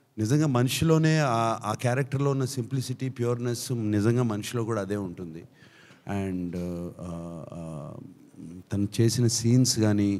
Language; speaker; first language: Telugu; native; Telugu